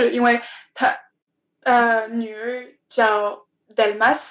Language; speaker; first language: Chinese; non-native, learner; French